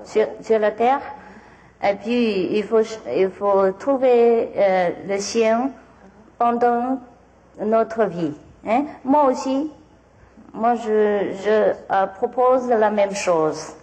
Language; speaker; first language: French; non-native, learner; Vietnamese